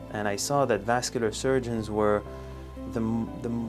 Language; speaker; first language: English; non-native, fluent; Arabic